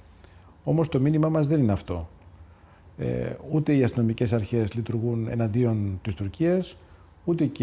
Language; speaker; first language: Greek; native; Greek